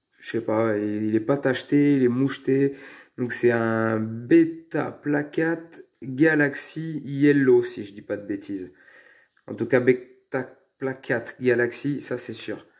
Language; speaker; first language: French; native; French